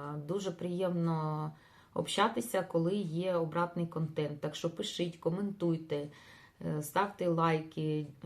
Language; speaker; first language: Ukrainian; non-native, local second language; Russian